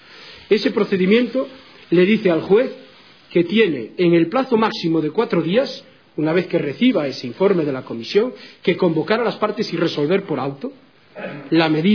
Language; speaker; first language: Spanish; native; Spanish